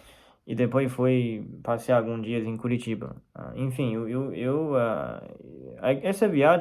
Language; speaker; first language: Portuguese; non-native, fluent; Chinese